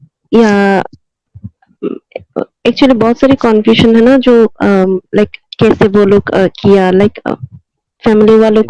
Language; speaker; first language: Hindi; non-native, local second language; Bangla